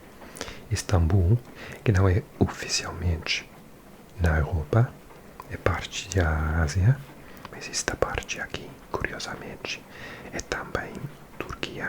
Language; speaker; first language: Portuguese; non-native, learner; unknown